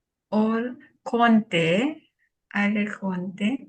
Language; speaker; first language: German; non-native, learner; Filipino